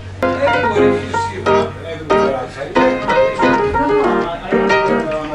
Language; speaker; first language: English; non-native, learner; German